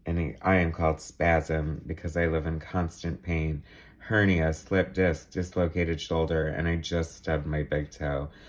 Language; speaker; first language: English; native; English